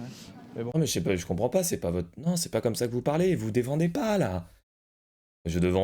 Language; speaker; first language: French; native; French